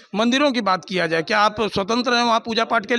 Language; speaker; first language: Hindi; native; Hindi